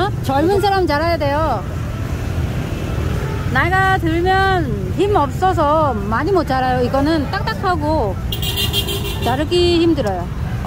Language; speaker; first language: Korean; non-native, learner; Vietnamese